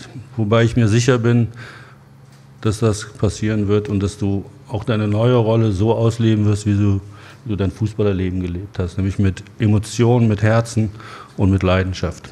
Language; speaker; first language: German; native; German